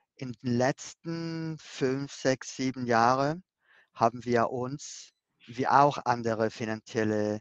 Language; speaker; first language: German; non-native, fluent; Spanish